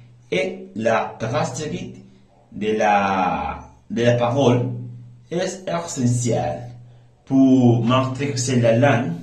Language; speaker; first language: French; non-native, learner; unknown